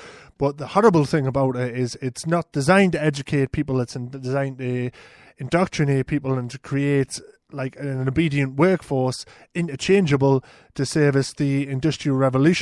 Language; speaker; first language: English; native; English